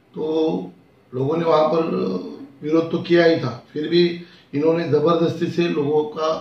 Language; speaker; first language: Hindi; non-native, local second language; Marathi